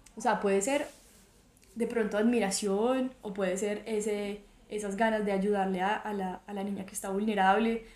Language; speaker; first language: Spanish; native; Spanish